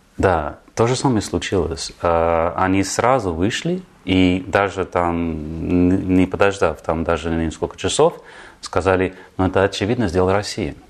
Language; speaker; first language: Russian; non-native, fluent; English